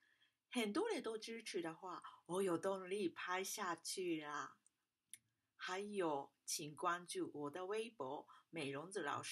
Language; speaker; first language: Chinese; non-native, fluent; Japanese